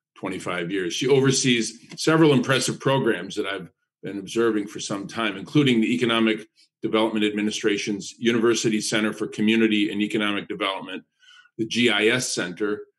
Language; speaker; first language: English; native; English